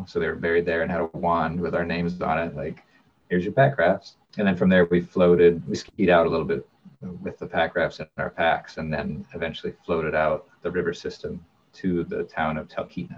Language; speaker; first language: English; native; English